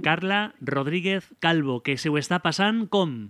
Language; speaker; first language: Catalan; native; Catalan